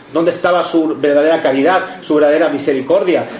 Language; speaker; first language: Spanish; native; Spanish